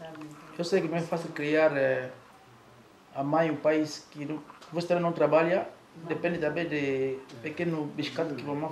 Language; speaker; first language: Portuguese; native; Portuguese